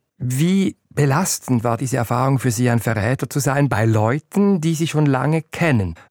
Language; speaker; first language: German; native; German